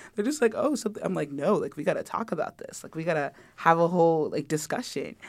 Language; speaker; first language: English; early bilingual, other home language; Yoruba